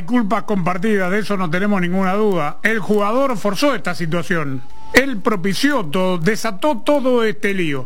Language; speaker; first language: Spanish; native; Spanish